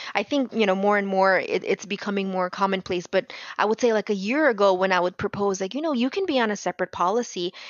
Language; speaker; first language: English; non-native, local second language; Bangla